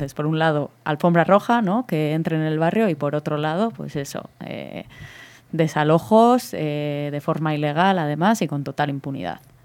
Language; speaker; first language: Spanish; native; Spanish